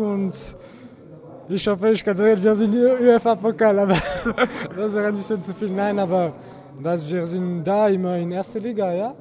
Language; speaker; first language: German; non-native, learner; French